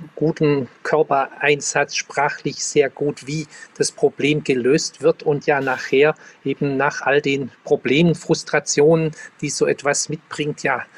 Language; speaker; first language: German; native; German